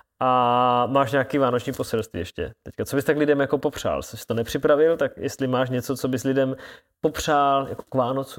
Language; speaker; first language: Czech; native; Czech